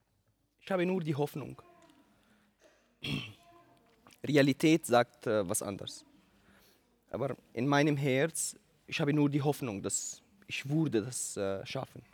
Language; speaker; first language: German; non-native, learner; Arabic